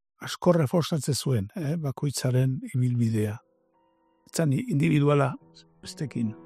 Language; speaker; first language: Basque; native; Basque